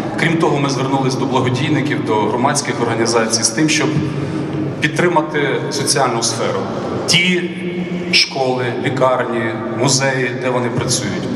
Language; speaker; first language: Ukrainian; native; Ukrainian